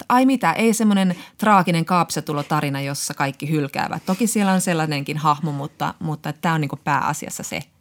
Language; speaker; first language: Finnish; native; Finnish